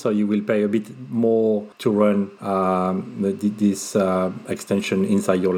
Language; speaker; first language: English; non-native, fluent; French